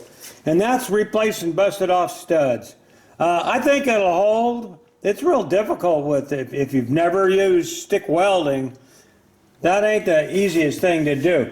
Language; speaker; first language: English; native; English